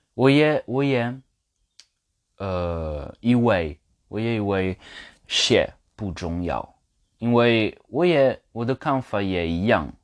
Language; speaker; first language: Chinese; non-native, learner; French